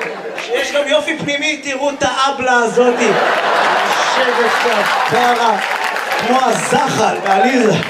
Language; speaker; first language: Hebrew; native; Hebrew